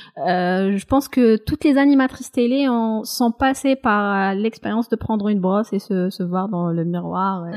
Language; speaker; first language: French; non-native, local second language; Kabyle